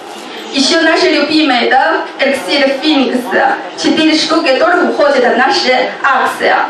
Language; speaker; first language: Russian; non-native, learner; Chinese